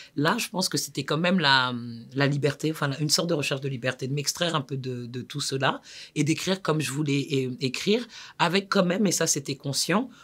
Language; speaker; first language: French; native; French